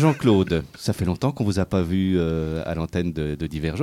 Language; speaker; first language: French; native; French